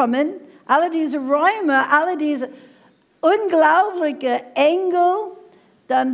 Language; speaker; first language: German; non-native, fluent; English